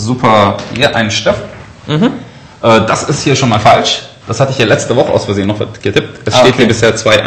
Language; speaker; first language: German; native; German